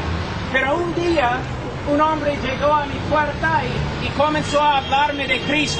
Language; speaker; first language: Spanish; non-native, fluent; English